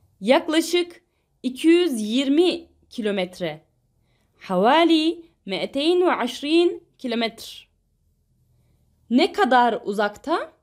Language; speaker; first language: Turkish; non-native, fluent; Arabic